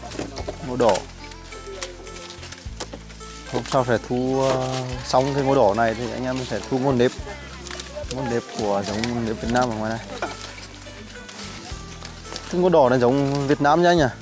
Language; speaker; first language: Vietnamese; native; Vietnamese